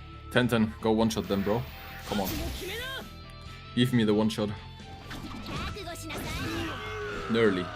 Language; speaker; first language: English; non-native, fluent; German